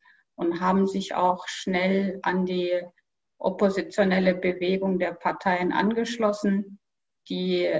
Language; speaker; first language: German; non-native, fluent; Kyrgyz